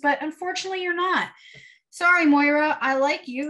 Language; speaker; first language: English; native; English